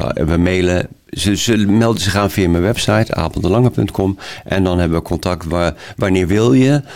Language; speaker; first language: Dutch; native; Dutch